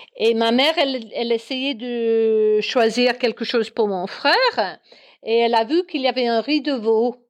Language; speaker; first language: French; non-native, fluent; English